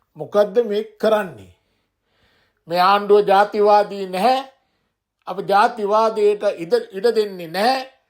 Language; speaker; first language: Sinhala; non-native, local second language; Tamil